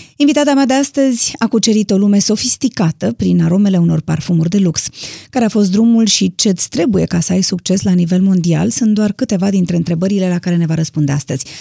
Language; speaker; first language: Romanian; native; Romanian